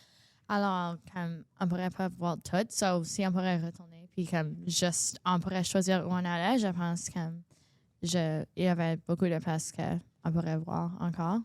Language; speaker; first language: French; non-native, local second language; English